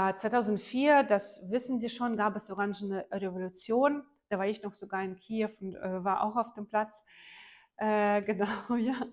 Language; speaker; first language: German; non-native, fluent; Ukrainian